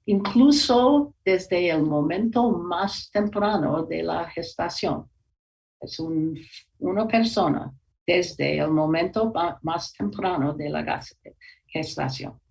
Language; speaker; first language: Spanish; non-native, learner; English